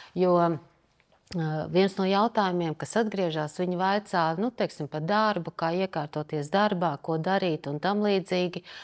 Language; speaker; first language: Latvian; native; Latvian